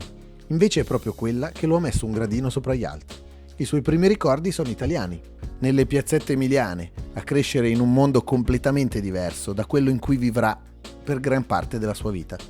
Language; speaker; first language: Italian; native; Italian